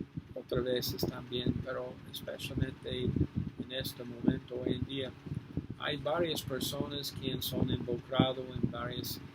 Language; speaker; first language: Spanish; non-native, fluent; English